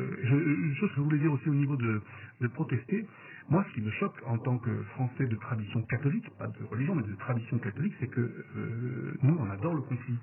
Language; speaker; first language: French; native; French